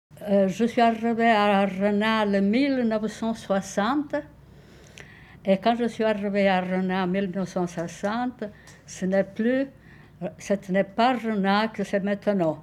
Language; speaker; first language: French; non-native, fluent; Sicilian